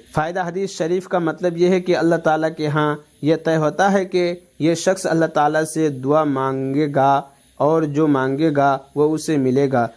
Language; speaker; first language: Urdu; native; Urdu